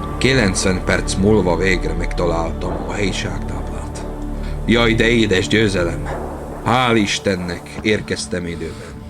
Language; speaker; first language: Hungarian; non-native, learner; Czech